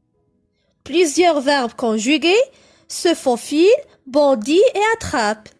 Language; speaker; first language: French; non-native, local second language; Arabic